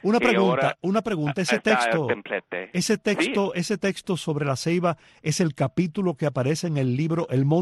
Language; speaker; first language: Spanish; native; Spanish